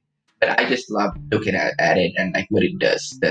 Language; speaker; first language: English; non-native, fluent; Arabic